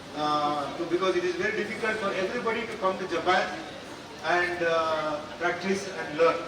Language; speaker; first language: English; non-native, local second language; Telugu